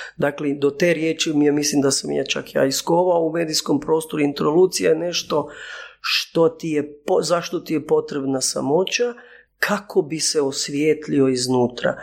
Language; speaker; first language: Croatian; native; Croatian